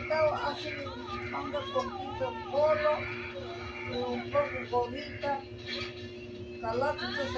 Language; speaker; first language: Spanish; non-native, local second language; Quechua